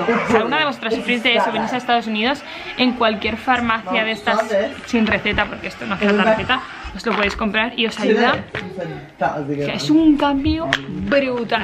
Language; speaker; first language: Spanish; native; Spanish